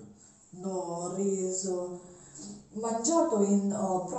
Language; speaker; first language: Italian; non-native, learner; Mizo